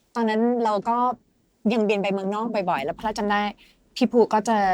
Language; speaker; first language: Thai; early bilingual, heritage; English